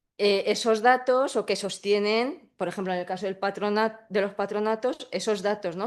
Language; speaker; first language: Spanish; native; Spanish